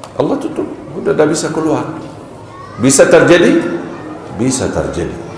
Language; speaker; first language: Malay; non-native, fluent; Arabic